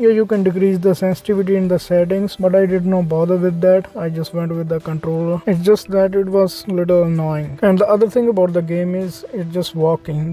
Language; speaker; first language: English; non-native, fluent; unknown